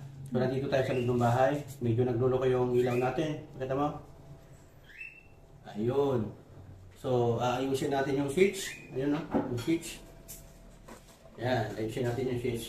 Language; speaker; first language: Filipino; native; Filipino